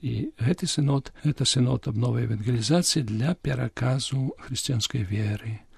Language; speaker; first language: Belarusian; non-native, local second language; Polish